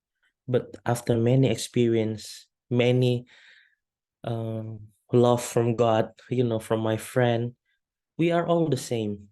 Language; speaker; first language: English; non-native, fluent; Indonesian